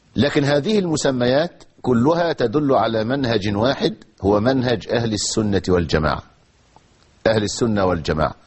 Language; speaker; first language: Arabic; native; Arabic